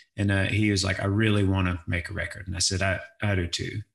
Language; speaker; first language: English; native; English